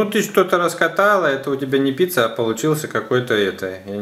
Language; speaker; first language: Russian; native; Russian